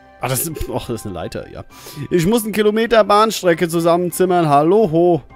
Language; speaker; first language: German; native; German